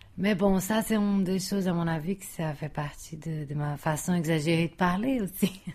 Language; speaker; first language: French; non-native, fluent; Portuguese